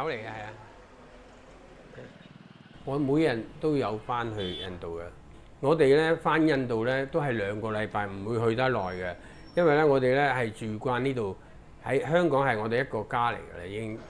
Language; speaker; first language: Cantonese; early bilingual, other home language; Punjabi